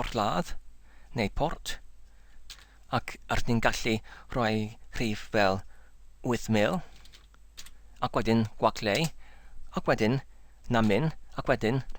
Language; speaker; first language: Welsh; non-native, learner; English